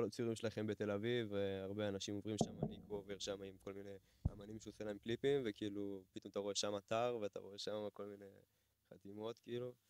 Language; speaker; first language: Hebrew; native; Hebrew